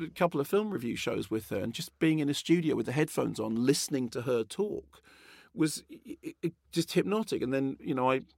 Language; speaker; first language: English; native; English